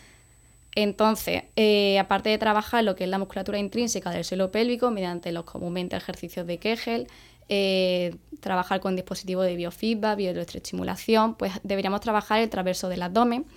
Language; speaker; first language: Spanish; native; Spanish